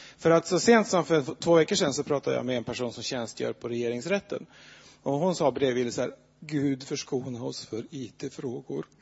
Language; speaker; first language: Swedish; native; Swedish